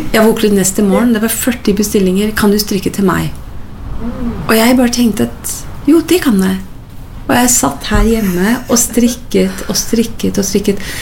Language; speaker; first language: Norwegian; non-native, fluent; English